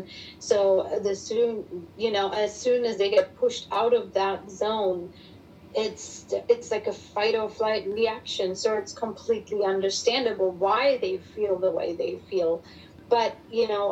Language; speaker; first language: English; non-native, fluent; German